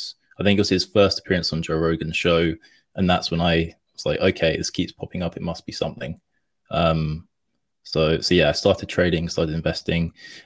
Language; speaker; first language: English; native; English